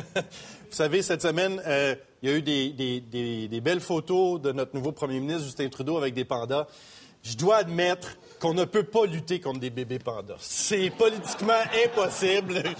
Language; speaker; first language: French; native; French